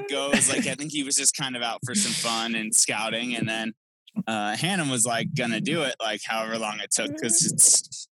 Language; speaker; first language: English; native; English